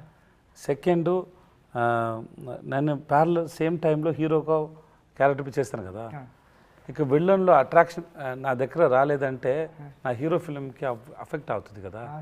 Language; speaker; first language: Telugu; non-native, learner; Tamil